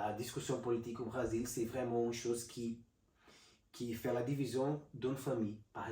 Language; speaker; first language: French; non-native, learner; Portuguese